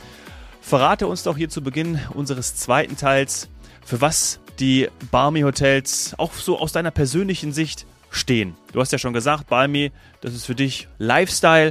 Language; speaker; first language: German; native; German